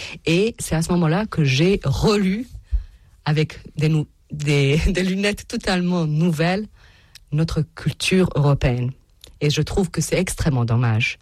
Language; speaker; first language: French; non-native, fluent; Serbian